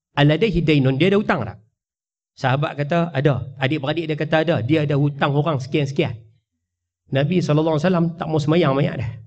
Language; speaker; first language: Malay; native; Malay